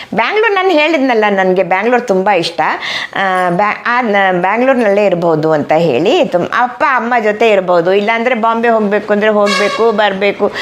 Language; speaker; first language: Kannada; non-native, local second language; Malayalam